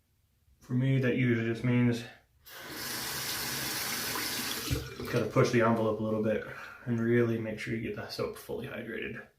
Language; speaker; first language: English; native; English